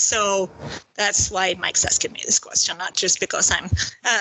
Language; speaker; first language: English; non-native, fluent; Spanish